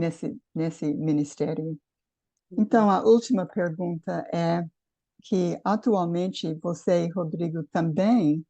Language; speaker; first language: Portuguese; non-native, fluent; English